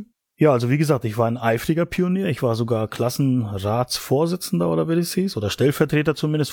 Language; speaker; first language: German; native; German